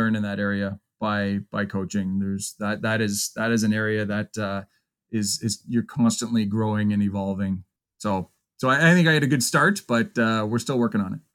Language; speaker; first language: English; native; English